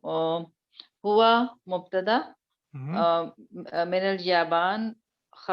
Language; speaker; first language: Arabic; non-native, learner; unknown